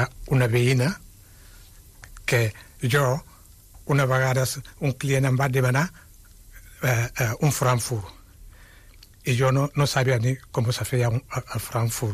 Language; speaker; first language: Catalan; non-native, fluent; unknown